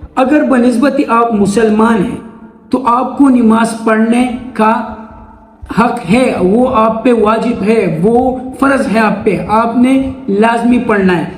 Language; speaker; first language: Urdu; non-native, local second language; Pashto